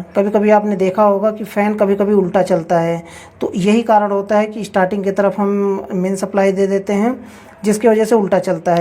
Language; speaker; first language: Hindi; native; Hindi